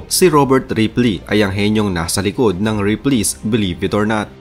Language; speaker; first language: Filipino; native; Filipino